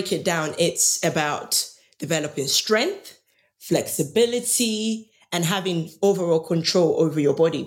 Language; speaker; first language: English; non-native, local second language; Yoruba